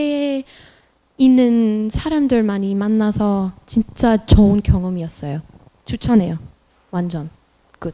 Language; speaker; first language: Korean; non-native, fluent; French